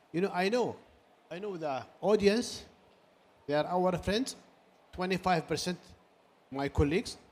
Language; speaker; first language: English; non-native, learner; Arabic